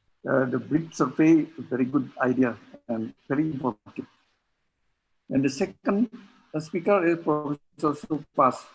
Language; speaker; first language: English; non-native, learner; Indonesian